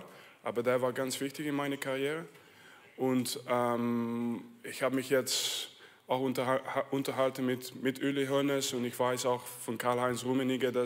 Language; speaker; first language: German; non-native, fluent; French